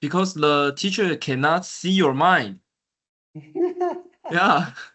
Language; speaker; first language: English; non-native, learner; Chinese